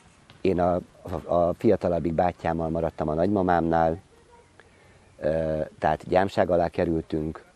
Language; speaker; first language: Hungarian; native; Hungarian